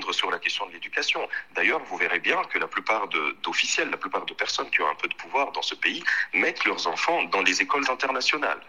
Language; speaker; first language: French; non-native, local second language; Swahili